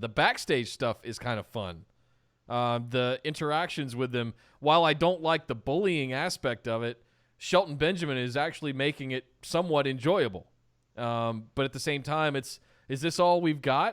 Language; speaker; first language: English; native; English